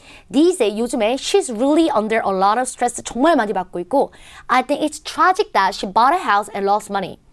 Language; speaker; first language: English; non-native, fluent; Korean